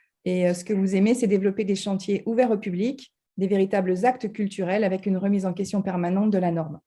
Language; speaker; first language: French; native; French